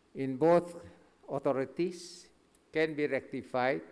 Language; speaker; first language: English; non-native, local second language; Malay